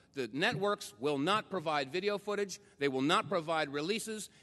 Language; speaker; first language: English; native; English